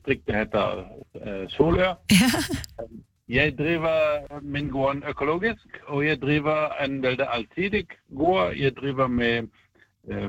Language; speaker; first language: Norwegian; non-native, fluent; German